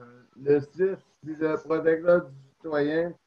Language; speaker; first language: French; native; French